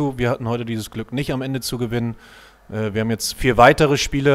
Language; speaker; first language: German; native; German